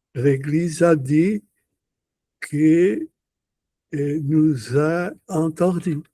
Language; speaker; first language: French; non-native, learner; Portuguese